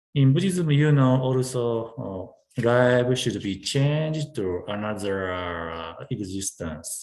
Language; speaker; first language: English; non-native, learner; Japanese